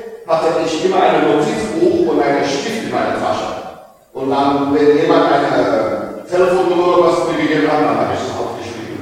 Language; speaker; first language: German; non-native, learner; English